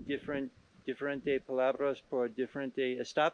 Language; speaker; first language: Spanish; non-native, learner; English